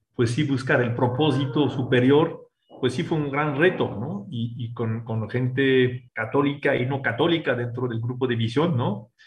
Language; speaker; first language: Spanish; non-native, fluent; French